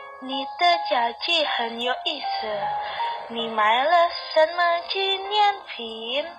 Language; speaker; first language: Chinese; non-native, learner; Indonesian